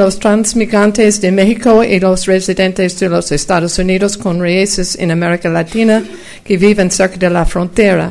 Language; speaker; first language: Spanish; non-native, fluent; English